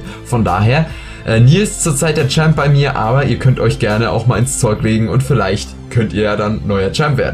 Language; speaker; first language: German; native; German